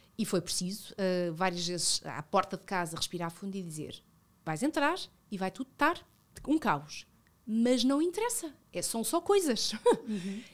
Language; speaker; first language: Portuguese; early bilingual, other home language; Spanish